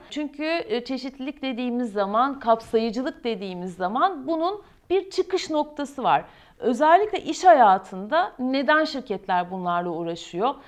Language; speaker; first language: Turkish; native; Turkish